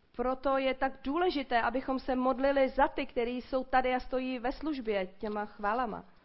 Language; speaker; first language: Czech; native; Czech